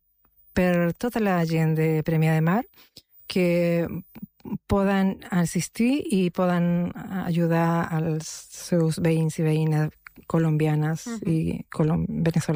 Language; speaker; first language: Catalan; non-native, local second language; Spanish